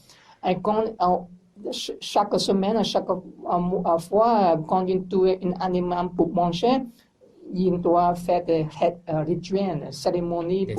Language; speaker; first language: French; non-native, learner; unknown